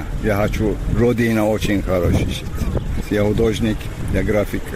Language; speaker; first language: Russian; non-native, learner; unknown